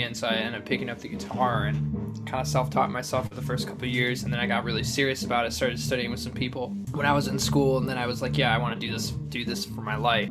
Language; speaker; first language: English; native; English